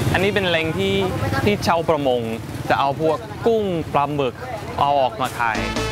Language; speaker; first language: Thai; non-native, fluent; English